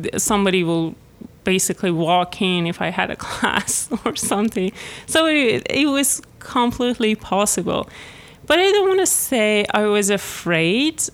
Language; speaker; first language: English; non-native, fluent; Persian